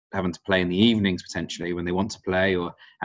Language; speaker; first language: English; native; English